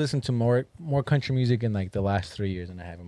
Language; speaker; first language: English; native; English